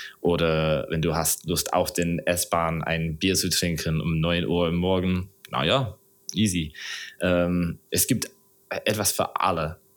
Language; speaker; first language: German; non-native, learner; English